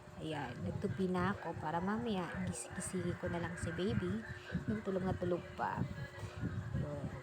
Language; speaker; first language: Filipino; non-native, local second language; Cebuano